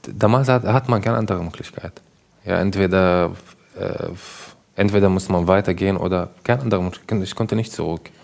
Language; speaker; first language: German; non-native, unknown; Arabic